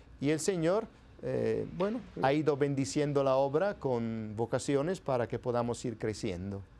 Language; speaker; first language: Spanish; non-native, fluent; Italian